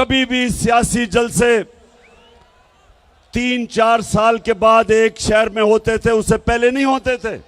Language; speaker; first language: Urdu; native; Urdu